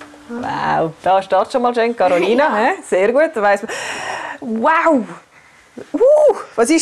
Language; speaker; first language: German; native; German